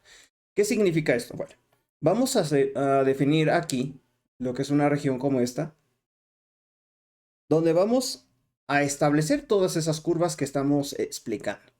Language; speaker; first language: Spanish; native; Spanish